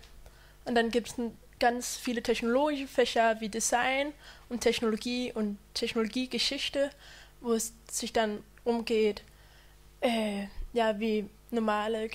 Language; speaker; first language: German; non-native, fluent; Danish